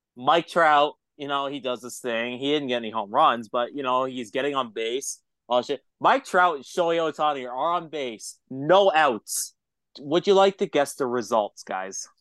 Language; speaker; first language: English; native; English